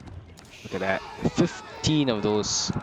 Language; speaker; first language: English; native; English